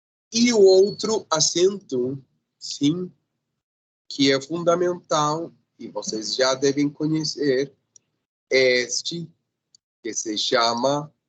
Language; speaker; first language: Portuguese; non-native, fluent; Spanish